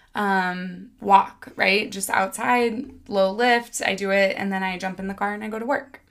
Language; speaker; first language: English; native; English